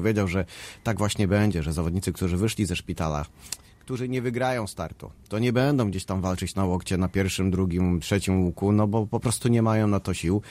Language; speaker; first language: Polish; native; Polish